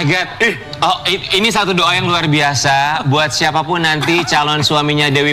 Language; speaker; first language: Indonesian; native; Indonesian